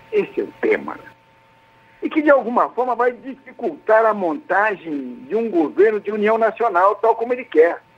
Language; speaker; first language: Portuguese; native; Portuguese